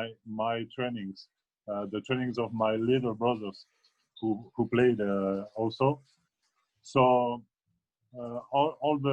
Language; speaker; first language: English; non-native, fluent; French